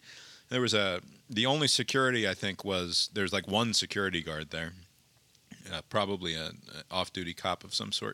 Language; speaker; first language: English; native; English